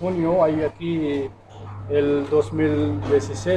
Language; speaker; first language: Spanish; non-native, learner; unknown